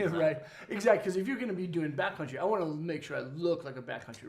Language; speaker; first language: English; native; English